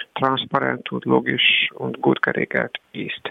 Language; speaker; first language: German; non-native, learner; Hungarian